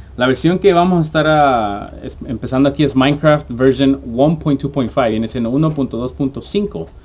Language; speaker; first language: Spanish; early bilingual, heritage; English